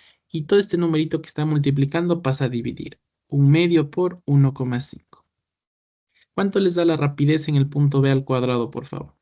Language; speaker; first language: Spanish; native; Spanish